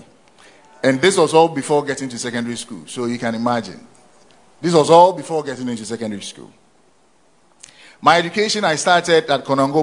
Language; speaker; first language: English; non-native, local second language; Akan